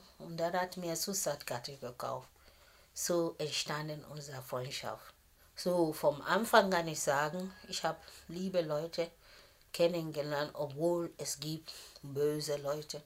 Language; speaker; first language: German; non-native, fluent; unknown